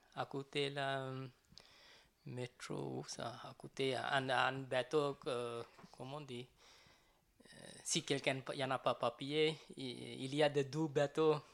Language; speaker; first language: French; non-native, learner; Tamil